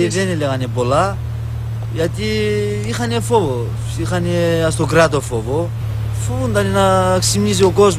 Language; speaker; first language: Greek; early bilingual, heritage; Turkish